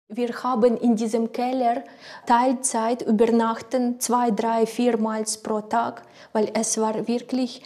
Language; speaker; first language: German; non-native, learner; Ukrainian